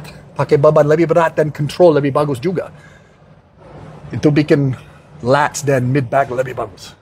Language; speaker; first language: Indonesian; non-native, fluent; English